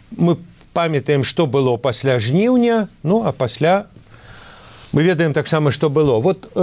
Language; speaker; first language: Belarusian; non-native, local second language; Russian